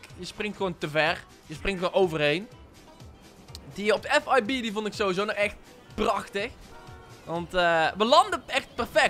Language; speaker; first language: Dutch; native; Dutch